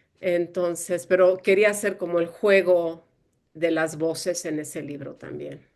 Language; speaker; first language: Spanish; early bilingual, other home language; English